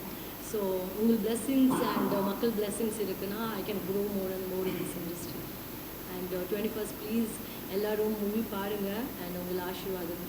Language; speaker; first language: Tamil; non-native, learner; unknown